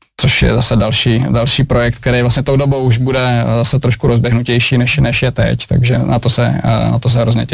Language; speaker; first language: Czech; native; Czech